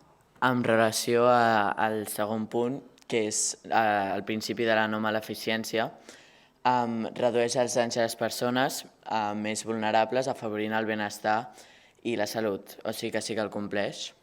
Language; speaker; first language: Catalan; native; Catalan